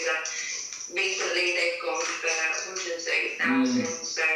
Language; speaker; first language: English; native; English